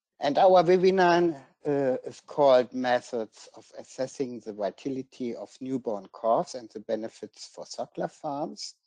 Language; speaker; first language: English; non-native, fluent; German